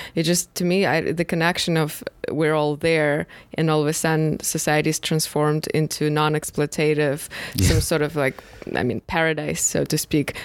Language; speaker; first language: English; non-native, fluent; Russian